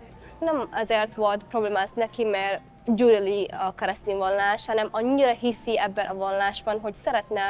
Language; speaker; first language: Hungarian; non-native, fluent; Somali